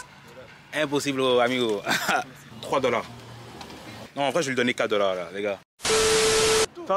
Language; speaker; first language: French; native; French